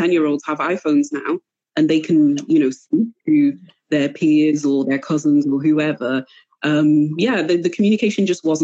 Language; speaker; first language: English; native; English